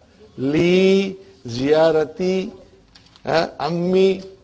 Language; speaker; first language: Arabic; non-native, fluent; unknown